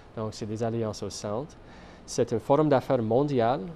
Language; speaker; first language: French; non-native, fluent; English